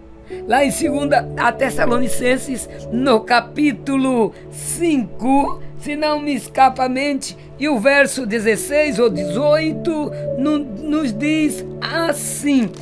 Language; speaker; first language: Portuguese; native; Portuguese